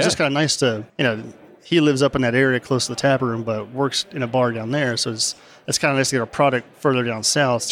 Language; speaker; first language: English; native; English